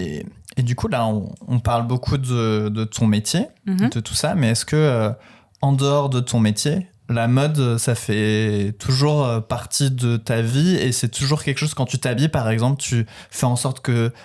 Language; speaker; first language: French; native; French